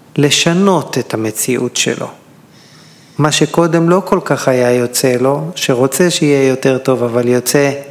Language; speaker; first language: Hebrew; native; Hebrew